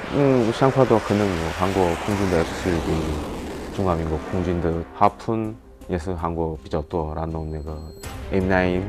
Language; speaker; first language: Chinese; non-native, fluent; Korean